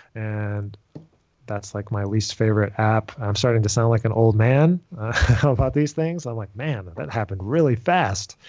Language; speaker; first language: English; native; English